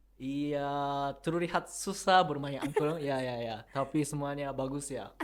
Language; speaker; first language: Indonesian; non-native, learner; Japanese